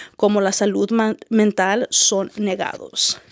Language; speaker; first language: Spanish; early bilingual, heritage; Spanish